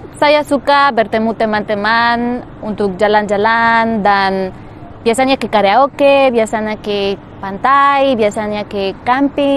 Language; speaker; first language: Indonesian; non-native, fluent; Spanish